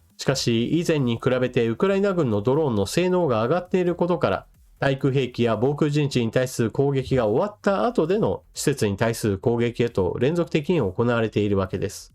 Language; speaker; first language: Japanese; native; Japanese